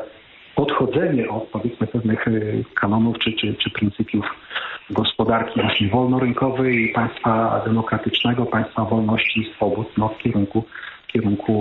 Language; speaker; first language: Polish; native; Polish